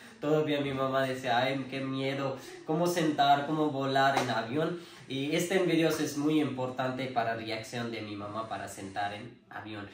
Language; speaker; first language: Spanish; non-native, learner; Urdu